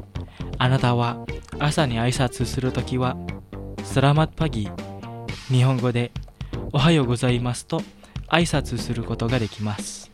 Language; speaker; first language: Japanese; non-native, fluent; Indonesian